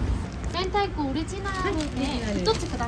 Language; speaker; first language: Japanese; non-native, learner; Korean